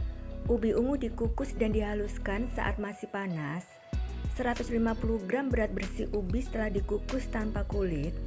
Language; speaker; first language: Indonesian; native; Indonesian